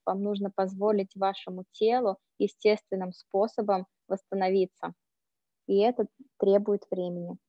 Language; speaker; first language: Russian; native; Russian